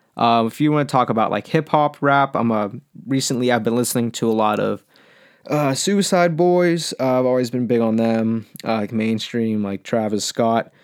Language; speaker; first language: English; native; English